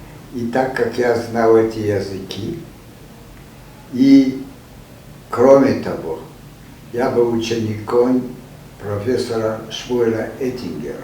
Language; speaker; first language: Russian; non-native, fluent; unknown